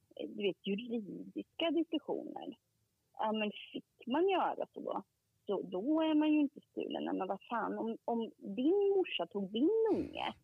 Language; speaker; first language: Swedish; early bilingual, other home language; Korean